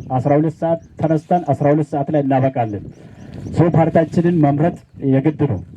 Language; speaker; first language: Amharic; non-native, local second language; Sidamo